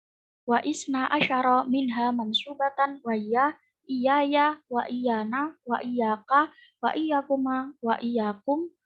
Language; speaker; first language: Arabic; non-native, learner; Indonesian